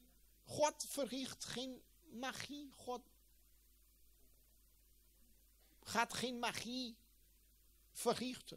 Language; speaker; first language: Dutch; non-native, fluent; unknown